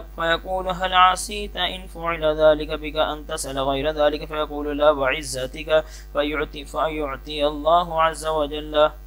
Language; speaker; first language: Arabic; non-native, fluent; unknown